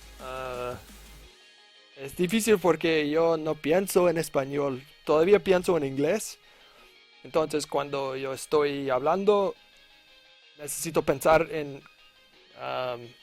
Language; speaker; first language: Spanish; non-native, learner; English